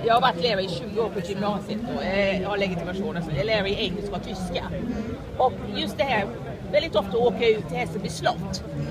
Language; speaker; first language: Swedish; non-native, fluent; English